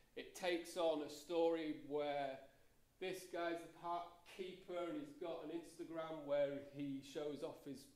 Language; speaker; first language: English; native; English